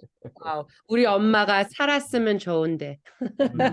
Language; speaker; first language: Korean; early bilingual, heritage; Korean